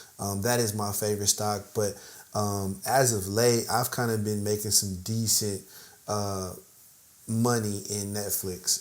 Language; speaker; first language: English; native; English